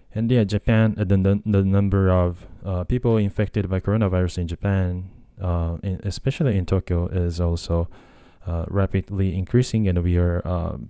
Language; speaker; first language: English; non-native, fluent; Japanese